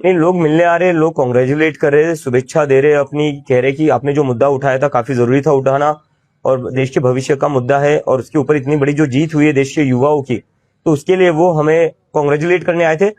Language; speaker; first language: Hindi; non-native, local second language; Marathi